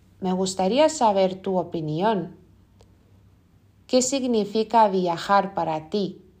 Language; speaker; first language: Spanish; non-native, fluent; Lithuanian